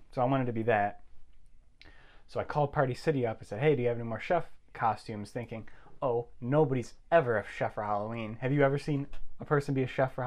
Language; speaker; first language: English; native; English